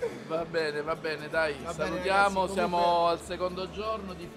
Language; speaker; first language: Italian; native; Italian